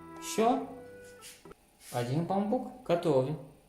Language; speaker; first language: Russian; non-native, learner; Chinese